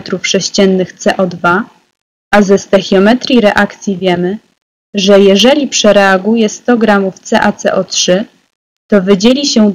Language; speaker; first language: Polish; native; Polish